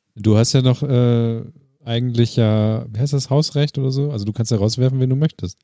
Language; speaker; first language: German; native; German